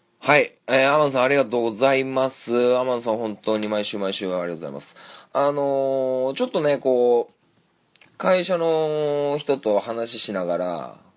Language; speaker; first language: Japanese; native; Japanese